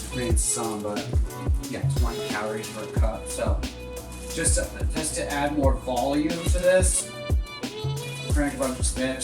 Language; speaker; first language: English; native; English